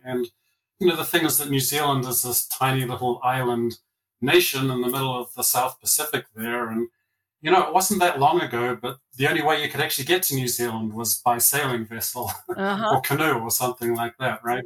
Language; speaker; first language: English; native; English